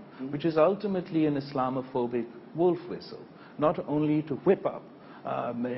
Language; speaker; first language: English; non-native, local second language; Urdu